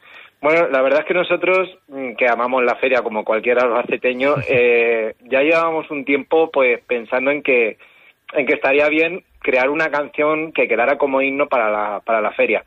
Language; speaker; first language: Spanish; native; Spanish